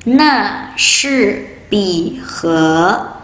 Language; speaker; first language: Chinese; non-native, fluent; Indonesian